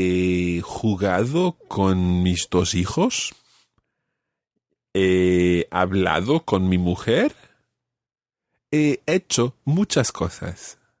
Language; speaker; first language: Spanish; non-native, fluent; English